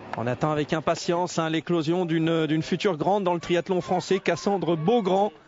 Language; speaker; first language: French; native; French